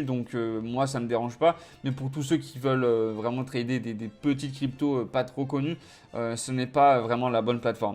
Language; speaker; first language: French; native; French